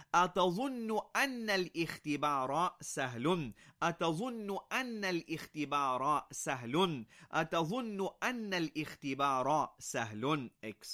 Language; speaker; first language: Arabic; non-native, fluent; English